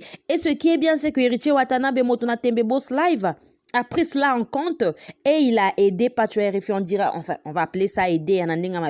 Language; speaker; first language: French; non-native, local second language; Lingala